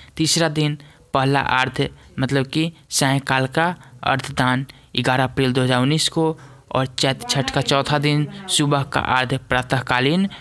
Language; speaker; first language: Hindi; native; Hindi